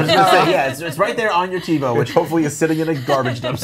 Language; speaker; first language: English; native; English